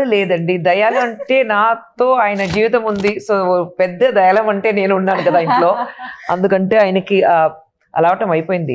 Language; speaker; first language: Telugu; non-native, fluent; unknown